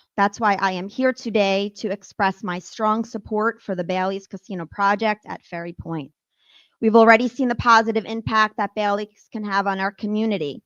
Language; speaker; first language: English; native; English